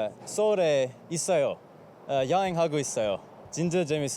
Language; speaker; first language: Korean; non-native, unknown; English